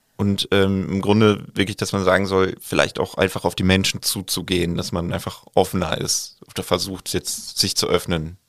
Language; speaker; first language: German; native; German